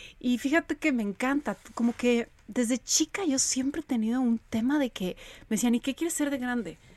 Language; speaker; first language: Spanish; early bilingual, other home language; Polish